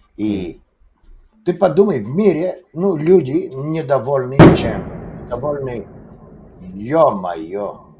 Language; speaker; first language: Russian; non-native, fluent; Spanish